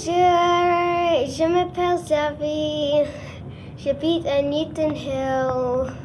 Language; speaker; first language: French; non-native, learner; English